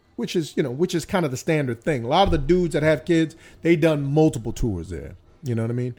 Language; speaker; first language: English; early bilingual, other home language; Korean